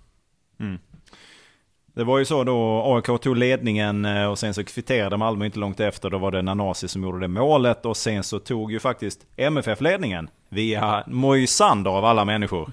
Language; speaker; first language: Swedish; native; Swedish